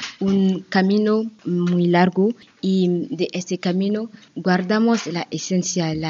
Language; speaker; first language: Spanish; non-native, learner; French